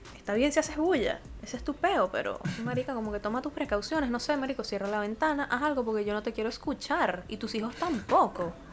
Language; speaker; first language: Spanish; native; Spanish